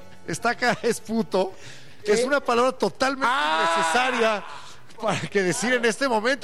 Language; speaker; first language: Spanish; native; Spanish